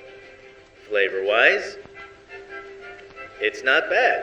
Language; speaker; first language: English; native; English